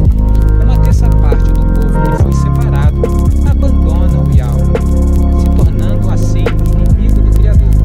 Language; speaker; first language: Portuguese; native; Portuguese